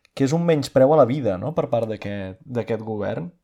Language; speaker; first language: Catalan; non-native, fluent; Portuguese